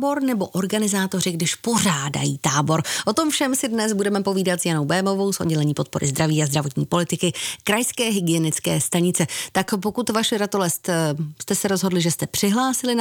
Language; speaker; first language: Czech; native; Czech